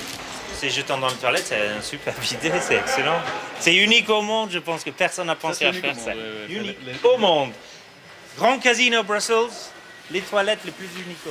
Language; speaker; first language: French; non-native, fluent; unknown